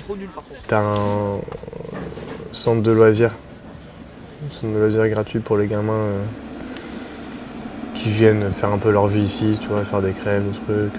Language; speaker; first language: French; native; French